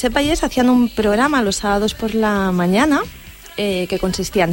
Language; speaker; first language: Spanish; native; Spanish